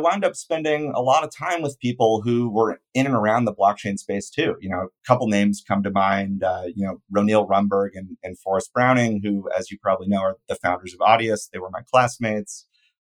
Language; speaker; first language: English; native; English